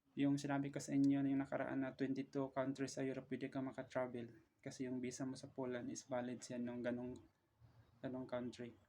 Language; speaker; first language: Filipino; non-native, local second language; Cebuano